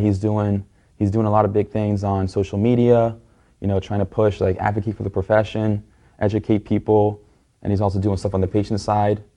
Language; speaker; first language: English; native; English